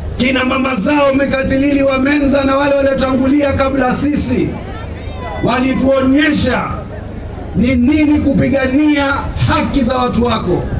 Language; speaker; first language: Swahili; native; Swahili